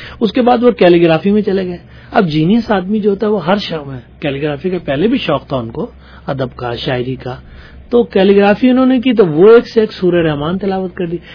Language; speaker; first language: Urdu; native; Urdu